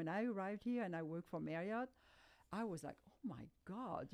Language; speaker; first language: English; non-native, fluent; French